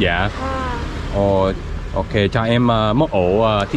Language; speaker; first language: Vietnamese; non-native, learner; English